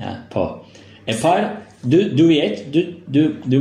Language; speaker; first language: Albanian; non-native, learner; Turkish